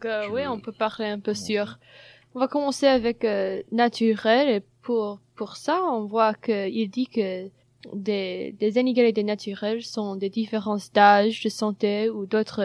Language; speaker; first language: French; non-native, fluent; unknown